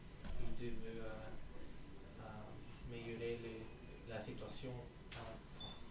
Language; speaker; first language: French; non-native, learner; English